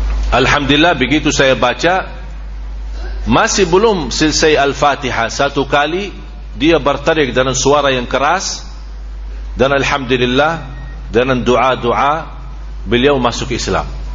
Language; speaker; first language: Indonesian; non-native, fluent; Arabic